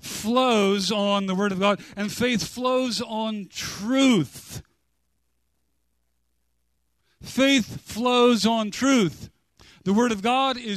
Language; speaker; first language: English; native; English